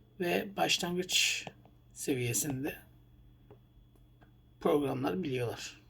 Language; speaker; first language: Turkish; native; Turkish